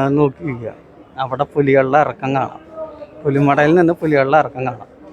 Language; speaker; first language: Malayalam; native; Malayalam